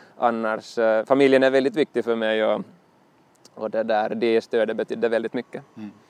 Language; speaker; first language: Swedish; native; Swedish